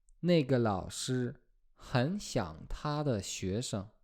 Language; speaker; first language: Chinese; non-native, fluent; Polish